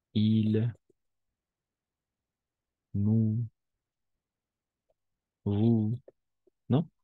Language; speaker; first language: French; non-native, fluent; Spanish